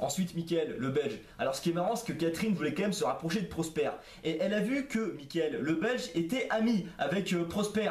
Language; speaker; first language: French; native; French